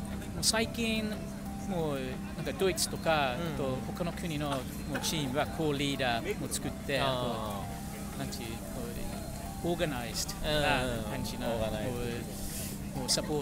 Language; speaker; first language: Japanese; non-native, fluent; English